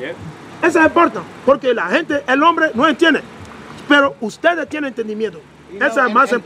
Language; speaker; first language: Spanish; non-native, learner; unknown